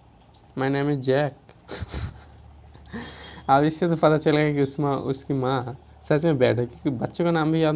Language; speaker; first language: Hindi; non-native, local second language; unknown